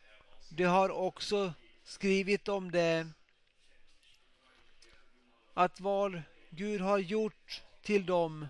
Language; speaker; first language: Swedish; non-native, local second language; Finnish